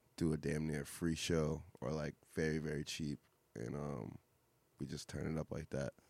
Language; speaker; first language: English; native; English